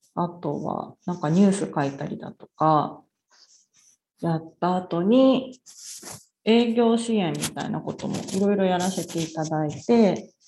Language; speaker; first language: Japanese; native; Japanese